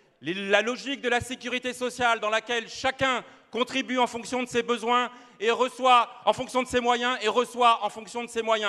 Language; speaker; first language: French; native; French